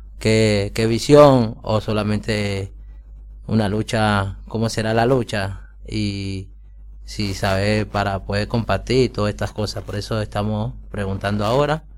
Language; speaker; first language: Spanish; native; Spanish